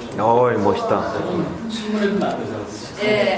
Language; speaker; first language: Korean; native; Korean